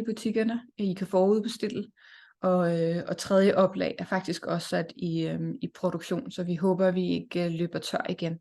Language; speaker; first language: Danish; native; Danish